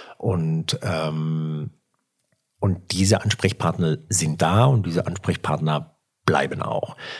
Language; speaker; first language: German; early bilingual, other home language; Italian